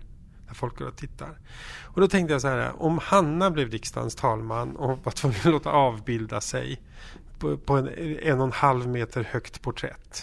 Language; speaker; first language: Swedish; native; Swedish